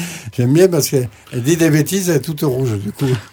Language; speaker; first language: French; native; French